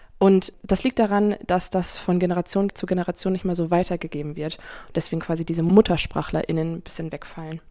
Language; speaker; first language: German; native; German